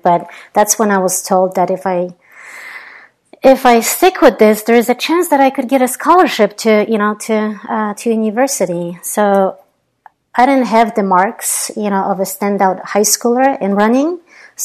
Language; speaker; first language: English; non-native, fluent; Polish